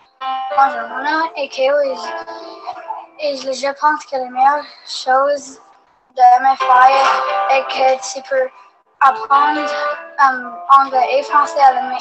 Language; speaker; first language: French; non-native, learner; English